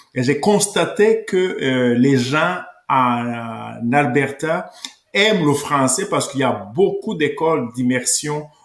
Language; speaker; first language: French; non-native, local second language; Kinyarwanda